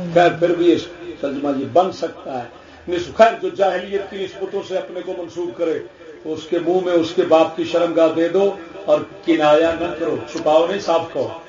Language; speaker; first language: Urdu; non-native, local second language; Punjabi